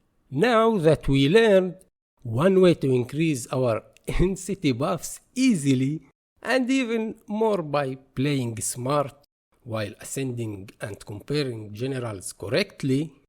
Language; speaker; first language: English; non-native, fluent; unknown